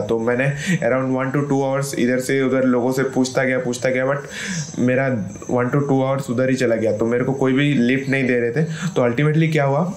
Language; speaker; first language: Hindi; non-native, local second language; Bangla